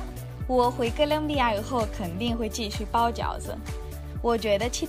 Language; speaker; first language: Chinese; non-native, fluent; Spanish